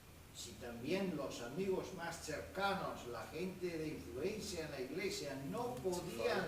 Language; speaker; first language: Spanish; non-native, fluent; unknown